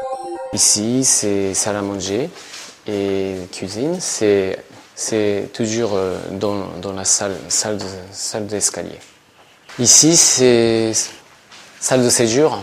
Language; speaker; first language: French; non-native, learner; Japanese